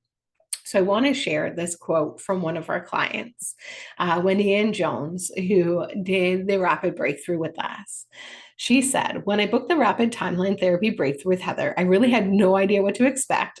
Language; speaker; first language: English; native; English